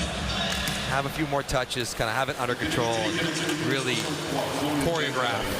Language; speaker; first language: English; native; English